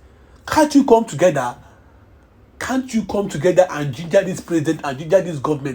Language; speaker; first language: English; non-native, local second language; Igbo